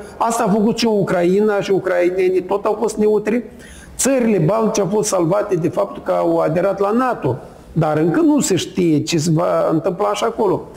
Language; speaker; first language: Romanian; native; Romanian